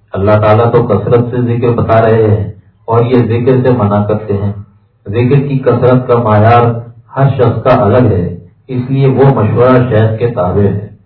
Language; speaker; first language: Urdu; native; Urdu